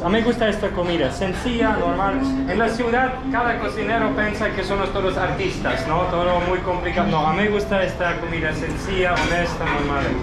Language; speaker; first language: Spanish; non-native, learner; German